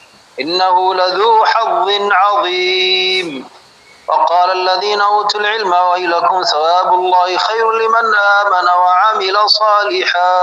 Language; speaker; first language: Arabic; non-native, fluent; Indonesian